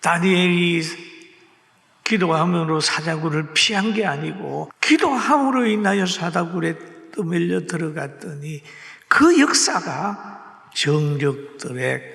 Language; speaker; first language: Korean; native; Korean